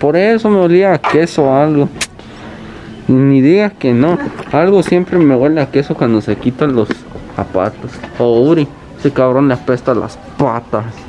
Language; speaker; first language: Spanish; early bilingual, heritage; Spanish